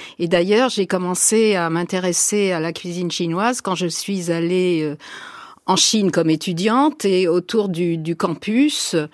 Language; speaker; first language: French; native; French